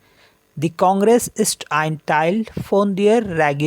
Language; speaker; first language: German; non-native, learner; Hindi